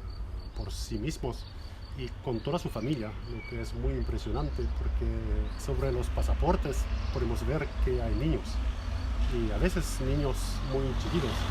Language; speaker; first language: Spanish; non-native, fluent; French